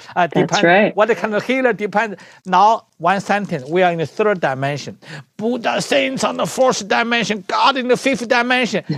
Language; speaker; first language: English; non-native, learner; Chinese